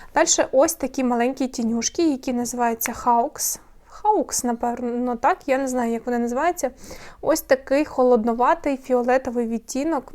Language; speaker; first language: Ukrainian; non-native, local second language; Russian